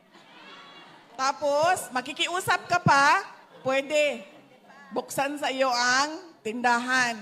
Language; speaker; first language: Filipino; non-native, local second language; Cebuano